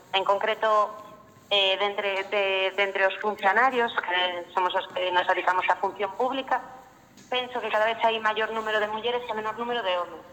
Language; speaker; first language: Galician; non-native, local second language; Spanish